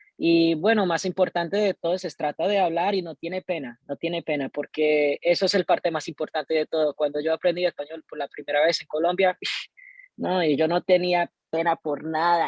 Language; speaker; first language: Spanish; non-native, learner; English